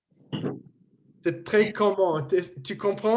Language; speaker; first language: French; non-native, learner; English